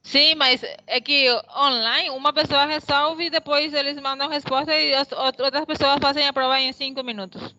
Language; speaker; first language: Portuguese; non-native, fluent; Spanish